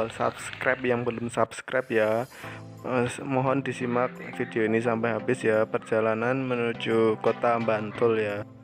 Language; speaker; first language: Indonesian; non-native, local second language; Javanese